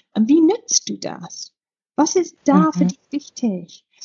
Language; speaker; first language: German; non-native, learner; English